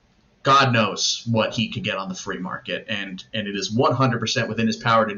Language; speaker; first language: English; native; English